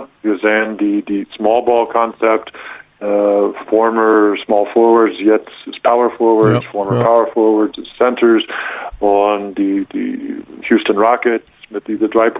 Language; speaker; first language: German; non-native, learner; English